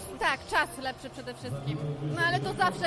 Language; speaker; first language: Polish; native; Polish